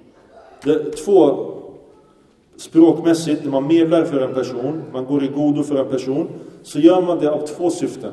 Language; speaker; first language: Swedish; early bilingual, other home language; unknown